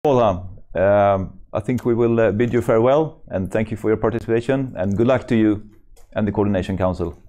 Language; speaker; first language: English; non-native, fluent; Swedish